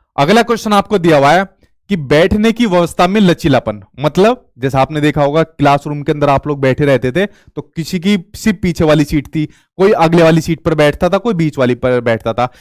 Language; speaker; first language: Hindi; native; Hindi